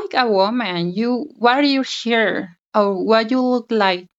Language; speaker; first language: English; non-native, learner; Spanish